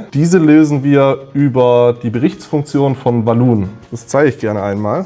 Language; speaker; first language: German; native; German